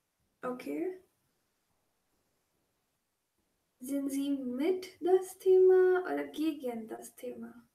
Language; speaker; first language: German; non-native, learner; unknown